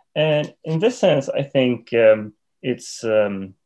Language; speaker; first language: English; non-native, fluent; Swedish